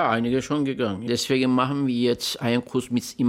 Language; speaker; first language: German; non-native, fluent; Turkish